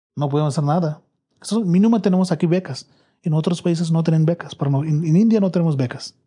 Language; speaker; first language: Spanish; non-native, learner; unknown